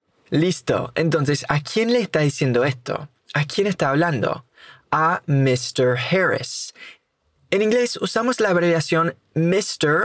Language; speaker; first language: Spanish; native; Spanish